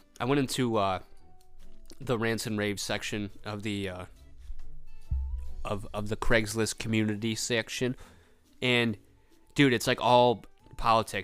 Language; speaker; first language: English; native; English